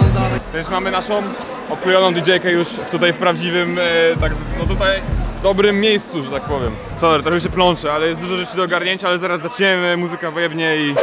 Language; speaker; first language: Polish; native; Polish